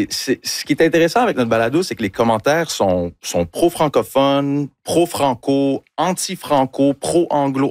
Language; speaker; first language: French; early bilingual, other home language; English